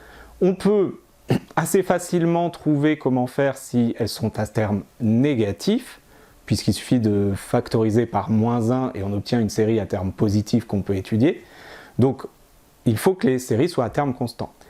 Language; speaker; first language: French; native; French